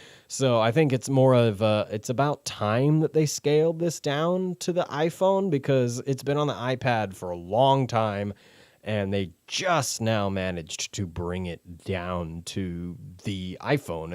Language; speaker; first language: English; native; English